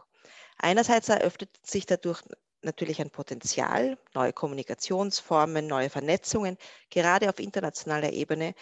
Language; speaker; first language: German; native; German